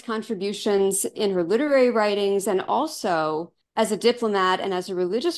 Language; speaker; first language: English; native; English